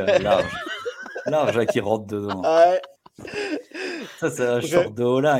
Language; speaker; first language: French; native; French